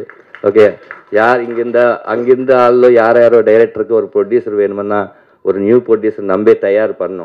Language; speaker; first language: Tamil; non-native, learner; Telugu